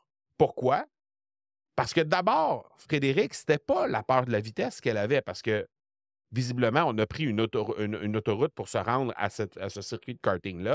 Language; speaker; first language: French; native; French